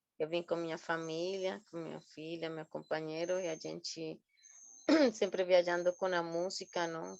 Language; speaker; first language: Portuguese; non-native, fluent; Spanish